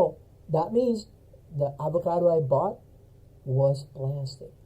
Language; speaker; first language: English; non-native, fluent; Filipino